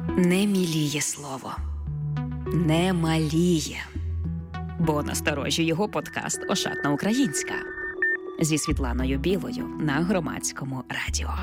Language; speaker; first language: Ukrainian; native; Ukrainian